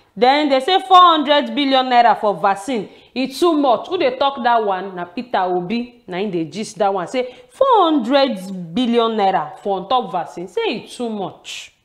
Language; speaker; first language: Nigerian Pidgin; non-native, local second language; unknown